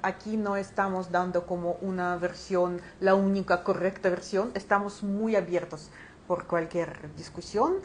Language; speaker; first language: Spanish; non-native, fluent; Ukrainian